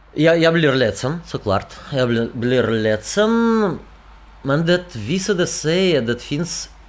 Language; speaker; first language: Swedish; non-native, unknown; Russian